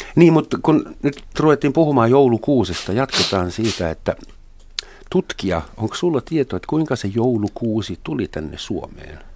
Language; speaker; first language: Finnish; non-native, fluent; German